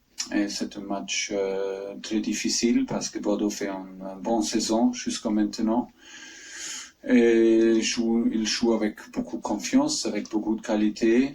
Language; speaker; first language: French; non-native, fluent; German